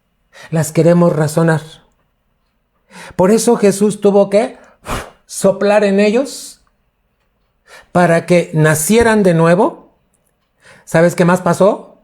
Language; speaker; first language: Spanish; native; Spanish